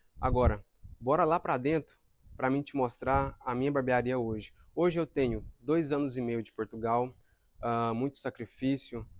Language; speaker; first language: Portuguese; native; Portuguese